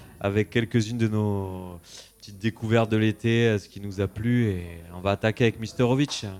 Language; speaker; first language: French; native; French